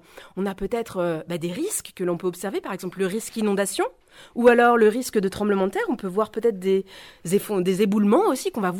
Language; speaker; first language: French; native; French